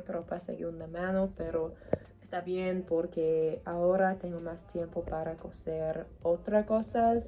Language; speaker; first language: Spanish; non-native, learner; English